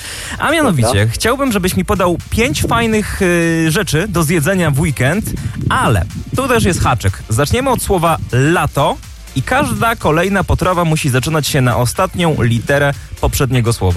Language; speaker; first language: Polish; native; Polish